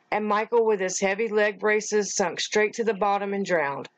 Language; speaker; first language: English; native; English